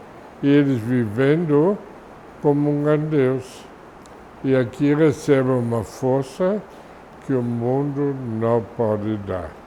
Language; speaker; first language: Portuguese; non-native, fluent; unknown